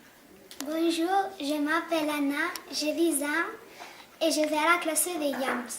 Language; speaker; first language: French; non-native, learner; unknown